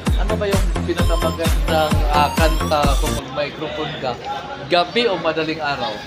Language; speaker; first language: Filipino; non-native, local second language; Cebuano